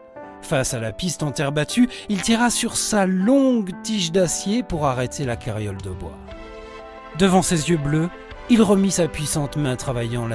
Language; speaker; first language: French; native; French